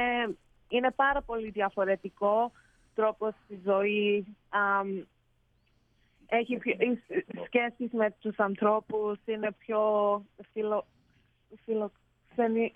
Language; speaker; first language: Greek; early bilingual, heritage; Greek